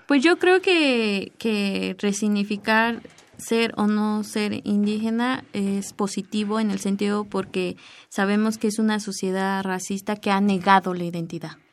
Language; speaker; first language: Spanish; native; Spanish